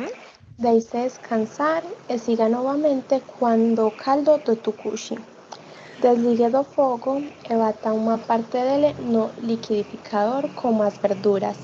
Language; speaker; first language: Portuguese; non-native, learner; Spanish